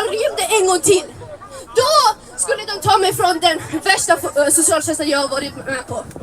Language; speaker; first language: Swedish; early bilingual, other home language; Somali